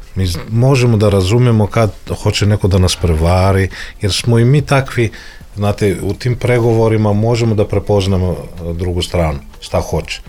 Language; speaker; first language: Serbian; non-native, fluent; Greek